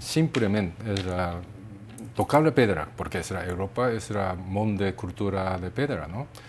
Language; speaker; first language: Catalan; non-native, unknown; Japanese